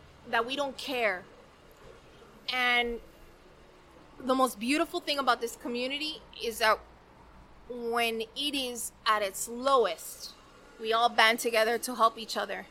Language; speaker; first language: English; early bilingual, other home language; Spanish